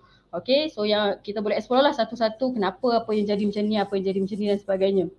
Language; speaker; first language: Malay; native; Malay